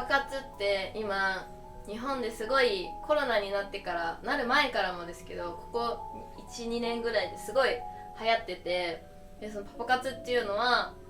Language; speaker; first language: Japanese; native; Japanese